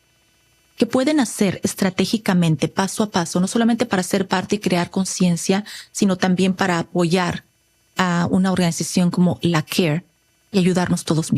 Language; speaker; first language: Spanish; native; Spanish